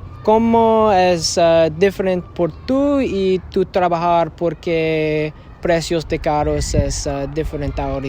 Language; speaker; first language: Spanish; non-native, learner; English